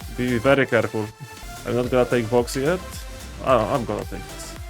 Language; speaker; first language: English; non-native, fluent; Polish